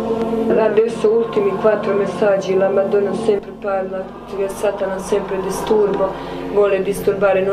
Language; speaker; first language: Italian; non-native, learner; Croatian